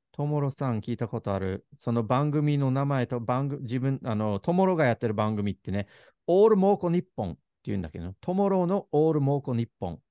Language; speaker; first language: Japanese; non-native, fluent; English